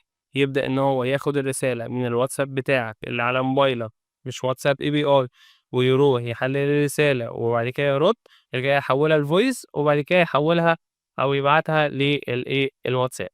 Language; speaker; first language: Arabic; native; Arabic